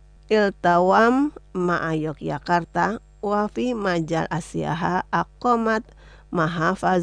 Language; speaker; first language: Arabic; non-native, fluent; Indonesian